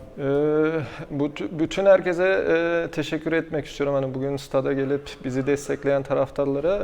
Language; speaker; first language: Turkish; early bilingual, heritage; Turkish